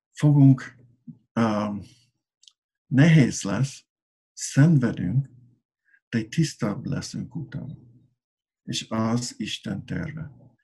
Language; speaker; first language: Hungarian; non-native, learner; English